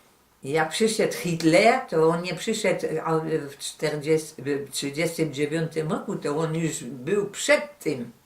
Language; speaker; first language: Polish; early bilingual, heritage; Polish